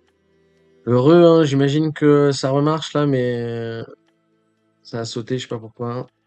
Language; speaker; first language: French; native; French